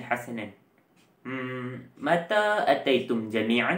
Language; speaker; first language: Arabic; non-native, learner; Malay